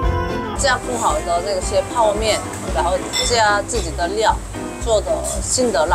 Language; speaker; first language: Chinese; non-native, fluent; Korean